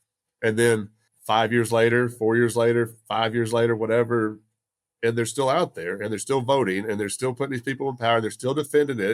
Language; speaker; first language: English; native; English